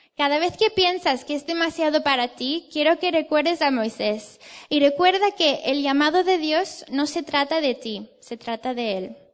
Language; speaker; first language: Spanish; non-native, fluent; English